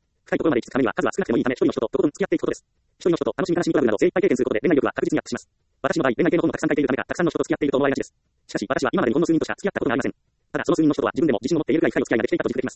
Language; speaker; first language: Japanese; native; Japanese